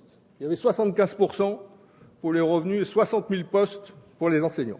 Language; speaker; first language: French; native; French